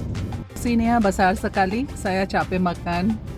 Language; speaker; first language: Indonesian; non-native, learner; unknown